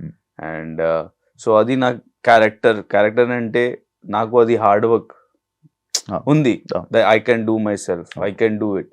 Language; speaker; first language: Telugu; non-native, learner; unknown